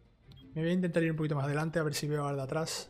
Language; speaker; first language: Spanish; native; Spanish